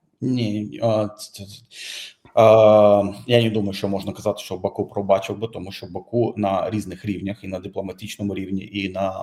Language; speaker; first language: Ukrainian; non-native, fluent; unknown